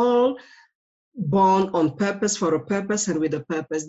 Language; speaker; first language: English; non-native, local second language; French